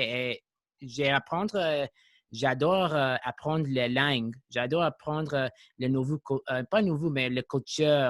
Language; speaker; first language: French; non-native, local second language; English